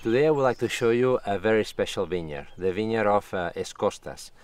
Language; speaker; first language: English; non-native, fluent; Catalan